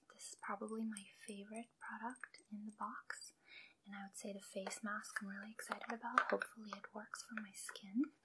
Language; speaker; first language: English; early bilingual, other home language; Russian